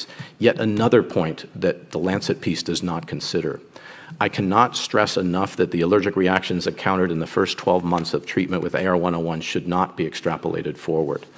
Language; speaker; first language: English; native; English